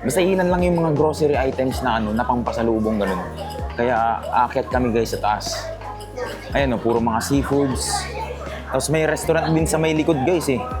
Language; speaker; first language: Filipino; native; Filipino